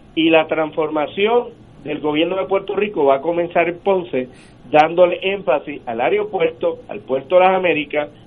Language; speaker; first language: Spanish; native; Spanish